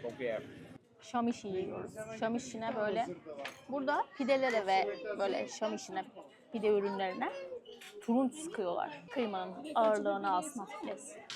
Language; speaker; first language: Turkish; native; Turkish